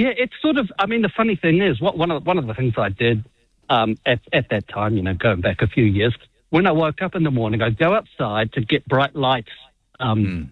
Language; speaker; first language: English; native; English